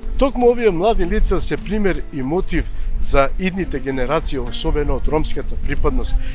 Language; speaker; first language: Macedonian; non-native, local second language; Romany